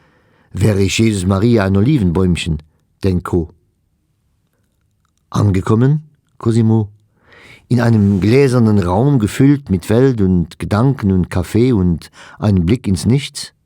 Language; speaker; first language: German; non-native, local second language; Luxembourgish